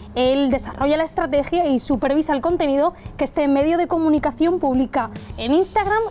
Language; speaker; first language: Spanish; native; Spanish